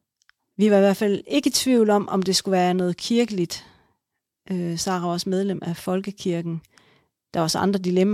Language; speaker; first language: Danish; native; Danish